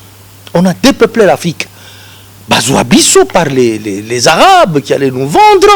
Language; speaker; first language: French; non-native, local second language; Lingala